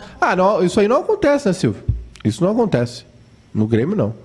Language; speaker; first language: Portuguese; native; Portuguese